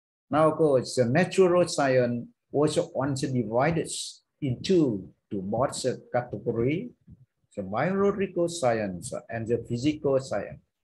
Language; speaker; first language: English; non-native, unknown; Vietnamese